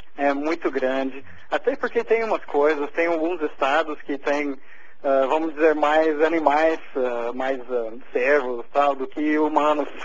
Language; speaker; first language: Portuguese; non-native, fluent; English